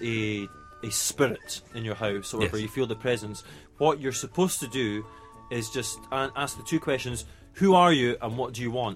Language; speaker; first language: English; native; English